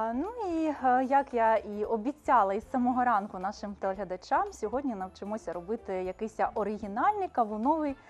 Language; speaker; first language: Ukrainian; native; Ukrainian